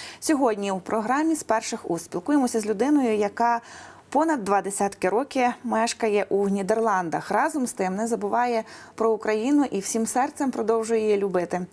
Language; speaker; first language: Ukrainian; native; Ukrainian